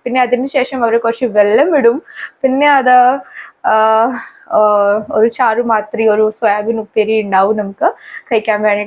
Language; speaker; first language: Malayalam; non-native, fluent; Hindi